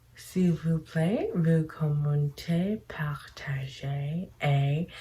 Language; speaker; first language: French; non-native, learner; English